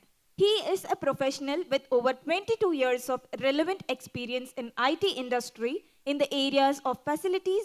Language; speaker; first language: English; non-native, local second language; Tamil